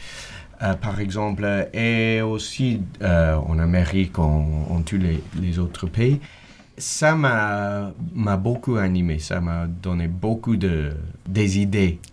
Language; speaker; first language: French; non-native, fluent; English